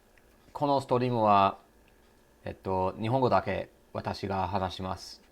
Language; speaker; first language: Japanese; non-native, learner; English